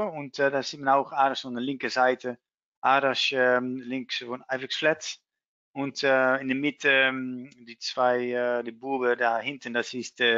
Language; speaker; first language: German; non-native, learner; Dutch